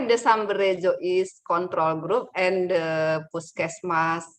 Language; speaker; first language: English; non-native, learner; Indonesian